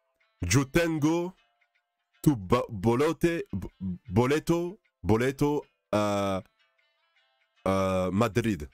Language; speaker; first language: Spanish; non-native, learner; English